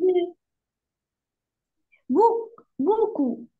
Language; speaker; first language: French; non-native, learner; Arabic